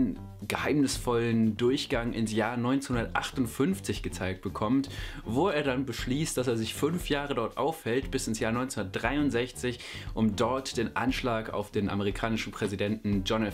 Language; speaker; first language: German; native; German